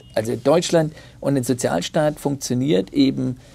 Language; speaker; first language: German; native; German